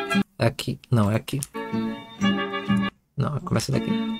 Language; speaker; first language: Portuguese; native; Portuguese